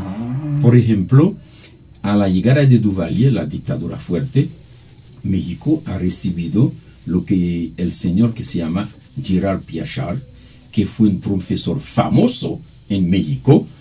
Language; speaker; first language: Spanish; non-native, fluent; Haitian Creole